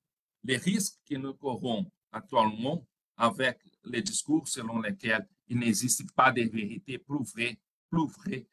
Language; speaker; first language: French; non-native, fluent; Portuguese